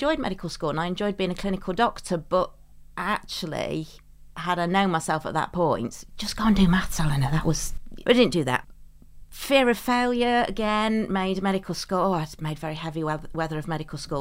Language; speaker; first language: English; native; English